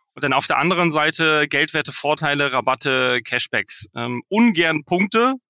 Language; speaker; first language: German; native; German